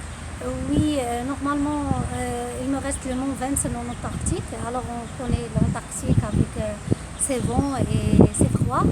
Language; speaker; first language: French; non-native, local second language; Arabic